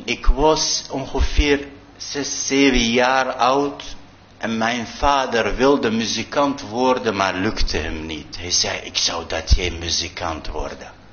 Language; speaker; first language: Dutch; non-native, fluent; Arabic